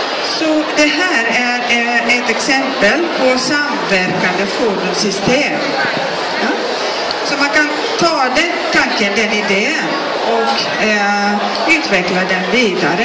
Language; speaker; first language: Swedish; non-native, fluent; Greek